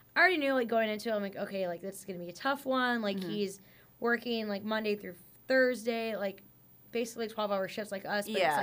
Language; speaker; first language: English; native; English